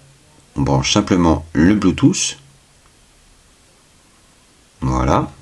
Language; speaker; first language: French; native; French